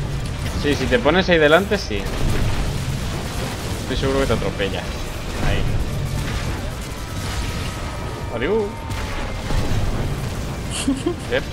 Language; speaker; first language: Spanish; native; Spanish